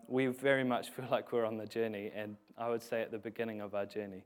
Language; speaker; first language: English; native; English